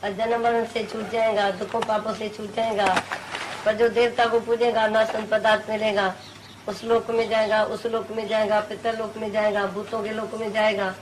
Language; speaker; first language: Hindi; non-native, local second language; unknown